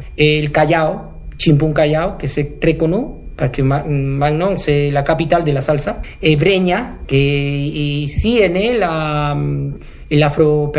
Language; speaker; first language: French; non-native, learner; Spanish